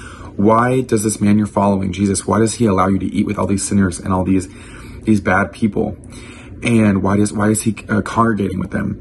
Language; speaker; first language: English; native; English